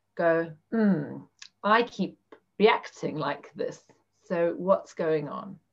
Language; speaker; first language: English; native; English